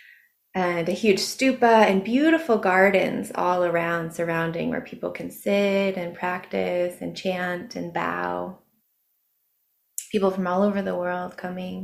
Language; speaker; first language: English; native; English